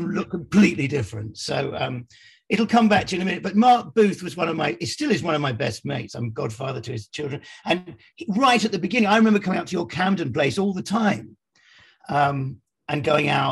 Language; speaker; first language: English; native; English